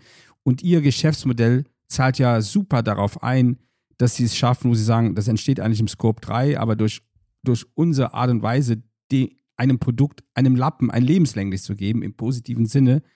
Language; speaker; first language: German; native; German